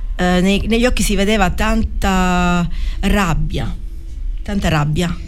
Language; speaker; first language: Italian; native; Italian